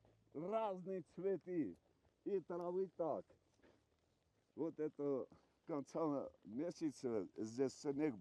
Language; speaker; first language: Russian; non-native, local second language; Armenian